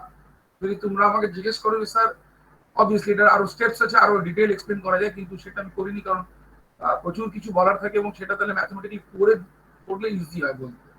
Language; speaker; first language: Bangla; native; Bangla